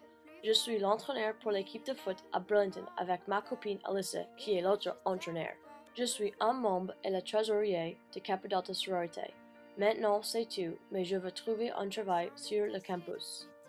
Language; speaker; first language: French; non-native, learner; English